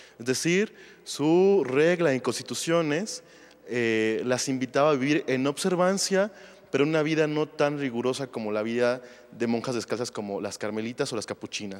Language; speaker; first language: Spanish; native; Spanish